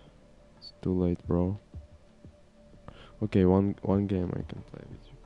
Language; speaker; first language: English; non-native, learner; Ukrainian